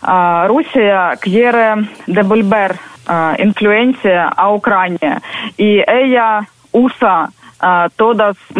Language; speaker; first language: Spanish; non-native, fluent; Ukrainian